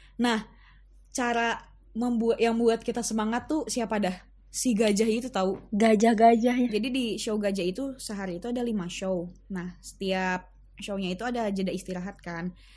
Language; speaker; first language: Indonesian; native; Indonesian